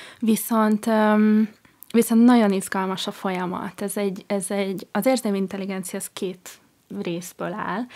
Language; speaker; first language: Hungarian; non-native, fluent; English